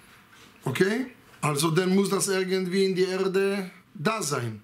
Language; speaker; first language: German; non-native, fluent; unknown